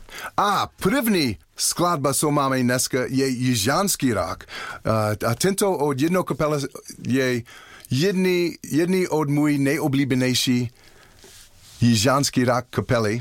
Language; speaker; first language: Czech; non-native, learner; English